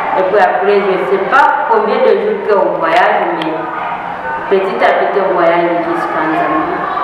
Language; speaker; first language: French; non-native, local second language; Rundi